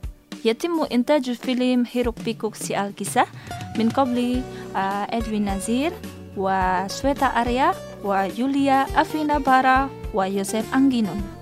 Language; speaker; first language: Arabic; non-native, fluent; Indonesian